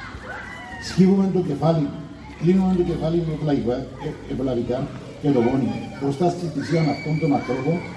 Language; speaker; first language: Greek; native; Greek